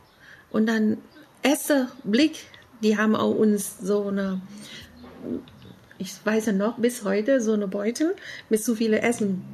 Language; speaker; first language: German; non-native, learner; Vietnamese